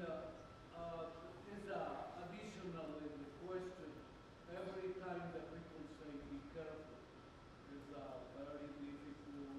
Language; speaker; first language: English; non-native, learner; Spanish